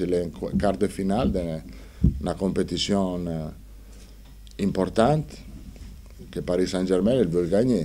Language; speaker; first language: French; non-native, fluent; Italian